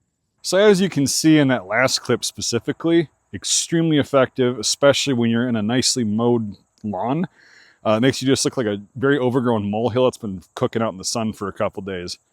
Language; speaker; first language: English; native; English